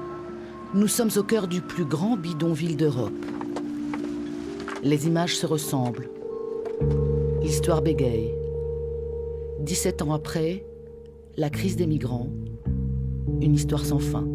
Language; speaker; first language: French; native; French